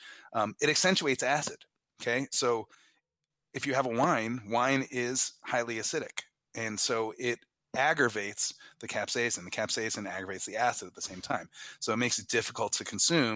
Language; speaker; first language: English; native; English